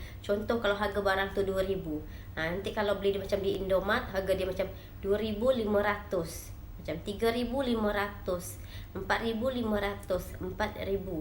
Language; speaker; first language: Malay; native; Malay